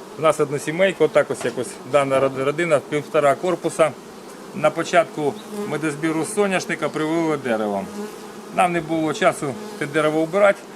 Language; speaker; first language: Ukrainian; non-native, local second language; Russian